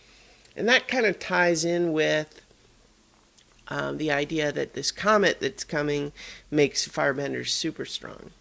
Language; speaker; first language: English; native; English